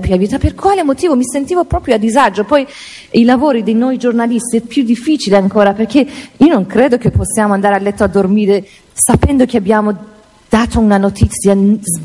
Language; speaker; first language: Italian; non-native, fluent; Persian